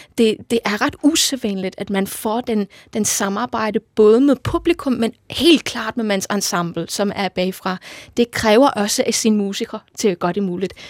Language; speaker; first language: Danish; non-native, fluent; English